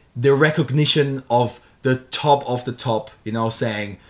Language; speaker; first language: English; non-native, fluent; German